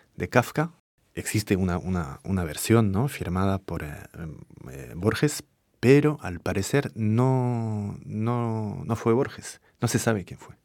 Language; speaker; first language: Spanish; non-native, fluent; French